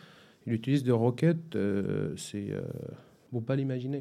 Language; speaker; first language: French; non-native, fluent; Arabic